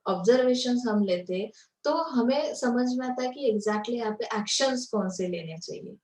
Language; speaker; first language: Hindi; non-native, local second language; Marathi